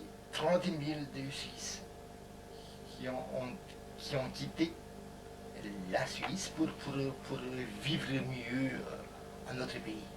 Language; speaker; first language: French; non-native, fluent; Romanian